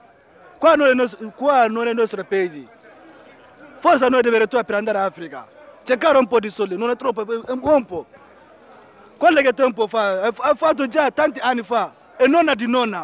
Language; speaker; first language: Italian; non-native, learner; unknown